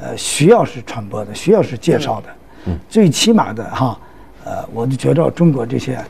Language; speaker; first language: Chinese; native; Chinese